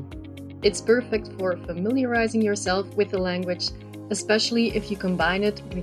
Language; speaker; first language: English; non-native, fluent; Dutch